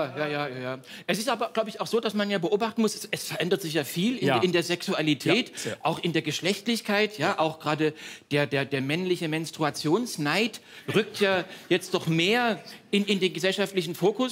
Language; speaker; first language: German; native; German